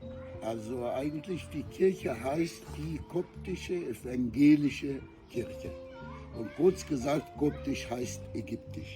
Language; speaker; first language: German; non-native, fluent; Arabic